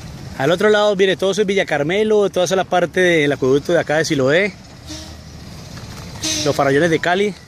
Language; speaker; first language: Spanish; native; Spanish